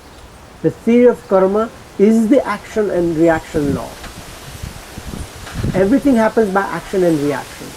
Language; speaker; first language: English; early bilingual, heritage; Gujarati